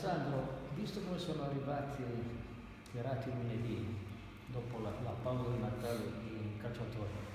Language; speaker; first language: Italian; native; Italian